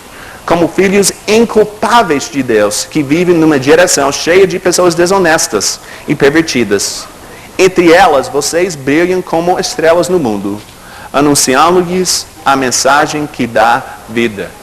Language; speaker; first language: Portuguese; non-native, fluent; English